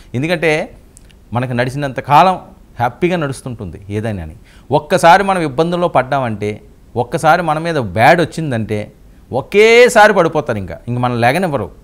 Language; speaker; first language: Telugu; native; Telugu